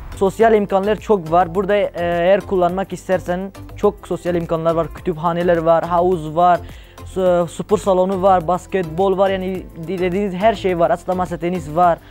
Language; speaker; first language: Turkish; non-native, fluent; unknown